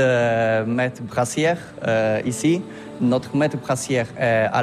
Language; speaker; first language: French; non-native, learner; Polish